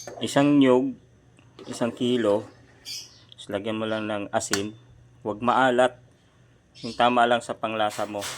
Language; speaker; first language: Filipino; non-native, local second language; Cebuano